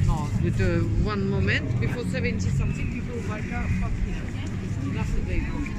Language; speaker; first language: English; non-native, learner; Russian